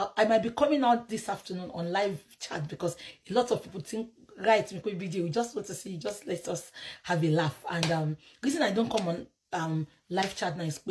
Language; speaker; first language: English; non-native, local second language; Yoruba